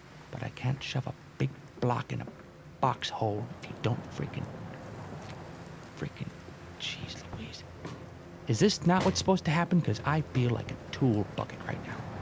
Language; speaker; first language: English; native; English